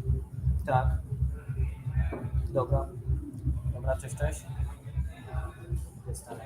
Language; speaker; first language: Polish; native; Polish